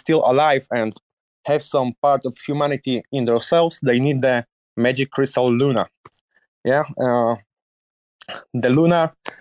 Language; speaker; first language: English; non-native, learner; Polish